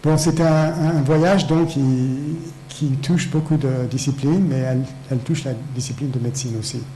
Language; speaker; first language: French; native; French